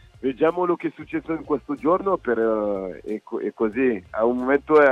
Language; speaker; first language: Italian; non-native, fluent; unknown